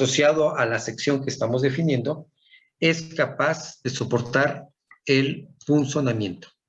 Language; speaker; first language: Spanish; native; Spanish